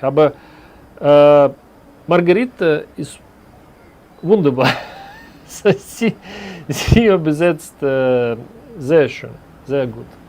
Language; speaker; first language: German; non-native, learner; Russian